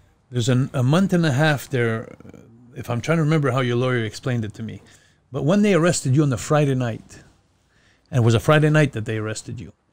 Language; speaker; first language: English; non-native, fluent; French